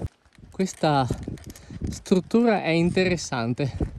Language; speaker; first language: Italian; native; Italian